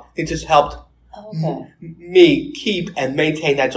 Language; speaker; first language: English; native; English